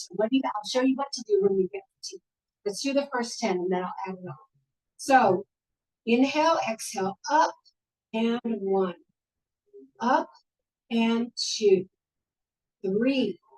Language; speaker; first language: English; native; English